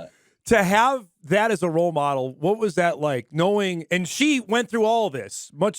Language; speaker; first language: English; native; English